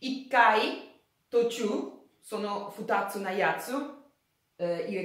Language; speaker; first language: Japanese; non-native, learner; Italian